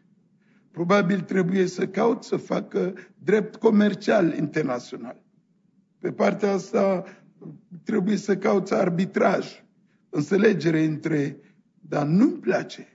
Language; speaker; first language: Romanian; non-native, fluent; French